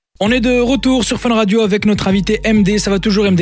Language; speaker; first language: French; native; French